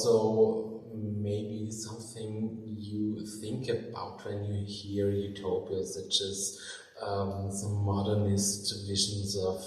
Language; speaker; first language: English; non-native, fluent; German